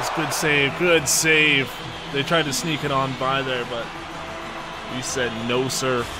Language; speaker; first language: English; native; English